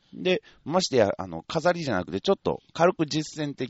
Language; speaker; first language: Japanese; native; Japanese